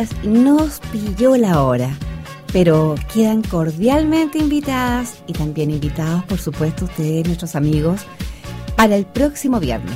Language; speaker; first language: Spanish; native; Spanish